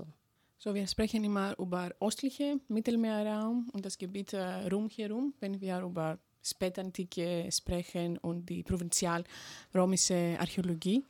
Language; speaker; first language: German; non-native, fluent; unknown